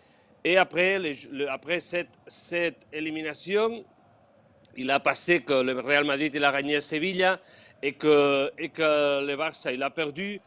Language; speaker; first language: French; non-native, fluent; Spanish